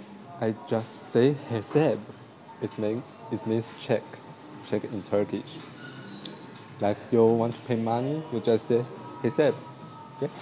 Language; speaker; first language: English; non-native, learner; Chinese